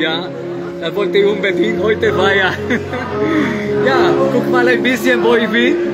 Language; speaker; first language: German; non-native, fluent; Spanish